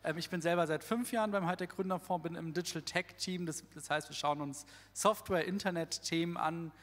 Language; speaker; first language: German; native; German